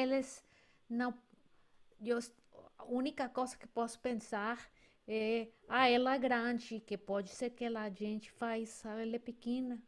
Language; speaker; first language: Portuguese; non-native, learner; Spanish